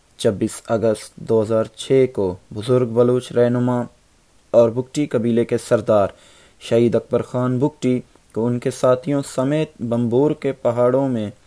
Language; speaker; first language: Urdu; non-native, local second language; Baluchi